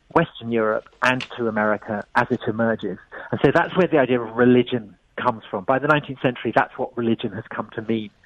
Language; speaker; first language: English; native; English